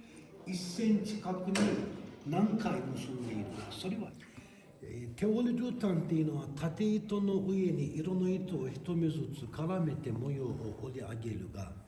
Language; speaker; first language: Japanese; non-native, fluent; Turkish